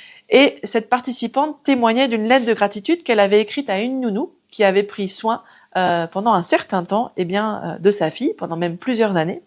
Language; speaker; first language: French; native; French